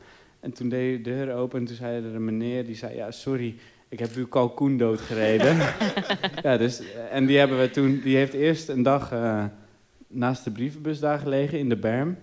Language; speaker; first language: Dutch; native; Dutch